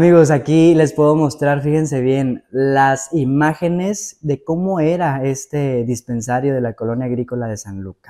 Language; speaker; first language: Spanish; native; Spanish